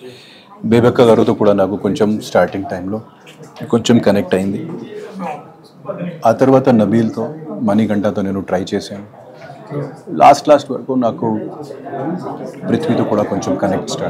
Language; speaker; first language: Telugu; non-native, fluent; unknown